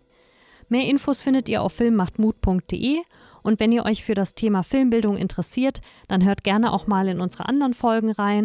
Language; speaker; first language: German; native; German